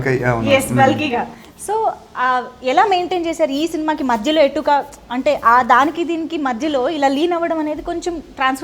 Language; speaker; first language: Telugu; native; Telugu